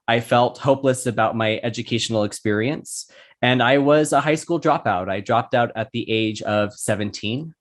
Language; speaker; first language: English; native; English